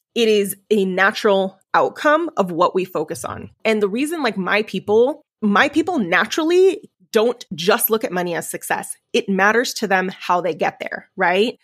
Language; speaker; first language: English; early bilingual, other home language; Spanish